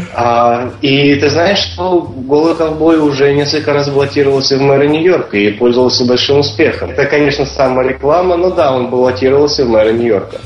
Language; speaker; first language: Russian; native; Russian